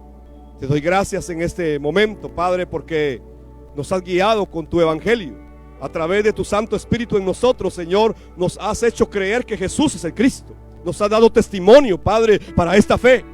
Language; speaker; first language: Spanish; native; Spanish